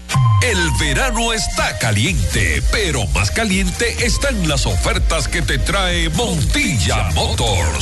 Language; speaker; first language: Spanish; native; Spanish